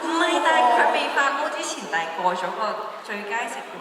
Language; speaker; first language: Cantonese; early bilingual, heritage; Cantonese